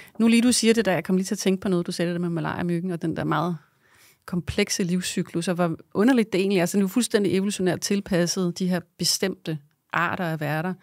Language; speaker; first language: Danish; native; Danish